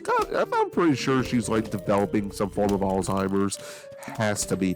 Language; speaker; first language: English; native; English